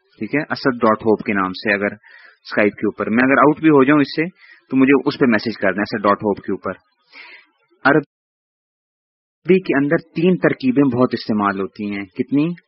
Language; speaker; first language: Urdu; native; Urdu